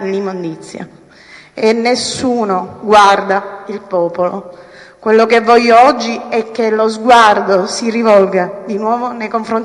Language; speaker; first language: Italian; native; Italian